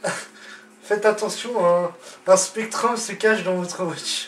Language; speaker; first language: French; native; French